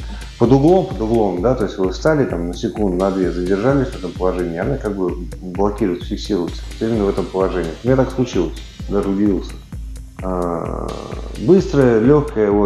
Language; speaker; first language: Russian; native; Russian